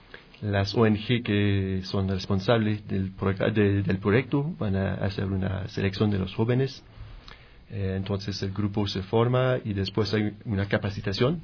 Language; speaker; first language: Spanish; non-native, fluent; French